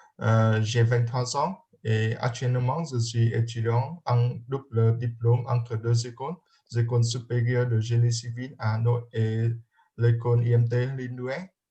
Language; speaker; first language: French; non-native, learner; Vietnamese